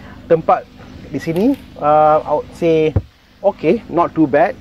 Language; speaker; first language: English; non-native, local second language; Tamil